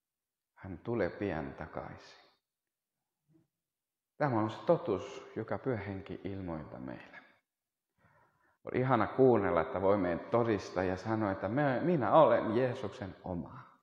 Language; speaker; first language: Finnish; non-native, fluent; Spanish